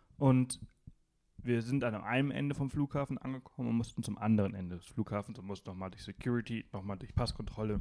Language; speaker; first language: German; non-native, fluent; Spanish